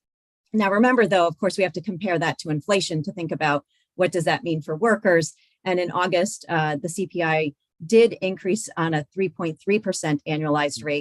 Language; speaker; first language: English; native; English